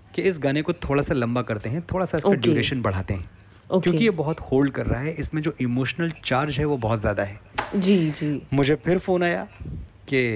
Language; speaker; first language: Hindi; native; Hindi